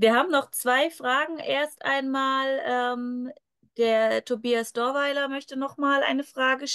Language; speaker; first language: German; native; German